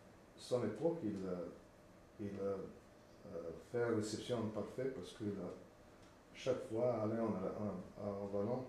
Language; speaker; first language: French; non-native, learner; Slovenian